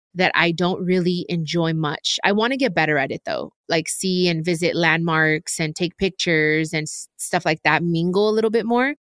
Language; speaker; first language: English; early bilingual, other home language; Spanish